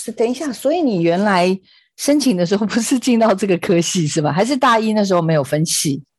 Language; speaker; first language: Chinese; native; Chinese